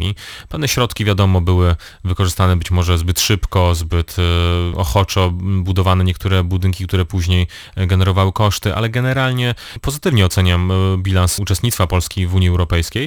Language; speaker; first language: Polish; native; Polish